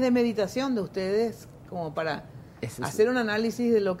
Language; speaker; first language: Spanish; native; Spanish